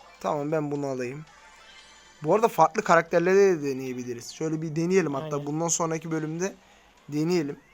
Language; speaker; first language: Turkish; native; Turkish